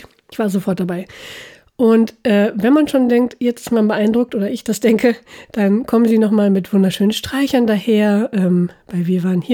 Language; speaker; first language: German; native; German